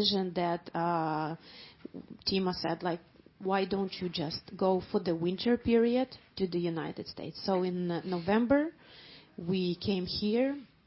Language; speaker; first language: English; non-native, fluent; Ukrainian